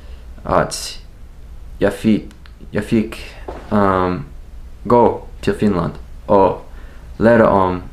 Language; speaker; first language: Swedish; non-native, learner; English